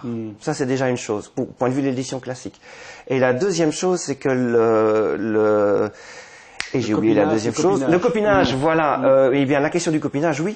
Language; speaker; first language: French; native; French